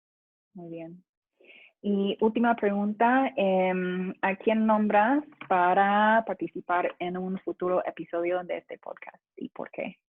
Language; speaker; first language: Spanish; non-native, fluent; English